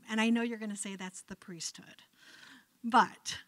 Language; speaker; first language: English; native; English